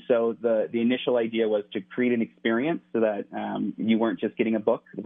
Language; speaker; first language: English; native; English